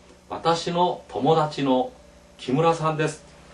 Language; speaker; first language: Japanese; non-native, fluent; Korean